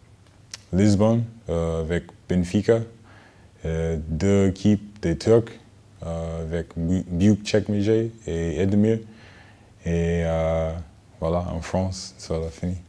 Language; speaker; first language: French; non-native, learner; English